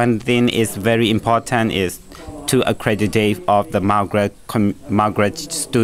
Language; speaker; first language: English; non-native, learner; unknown